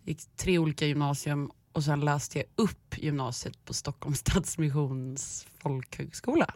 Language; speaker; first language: Swedish; native; Swedish